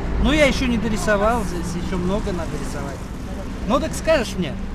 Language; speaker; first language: Russian; native; Russian